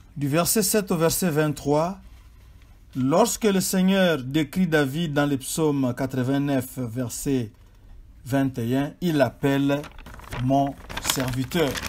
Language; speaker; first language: French; non-native, local second language; Swahili